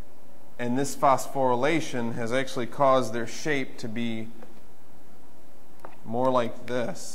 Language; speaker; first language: English; native; English